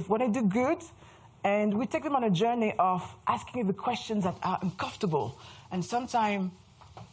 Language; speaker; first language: English; non-native, fluent; French